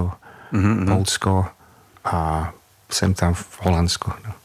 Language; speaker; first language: Czech; non-native, fluent; English